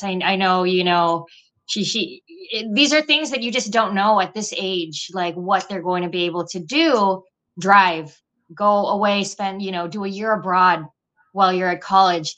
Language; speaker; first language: English; non-native, local second language; Filipino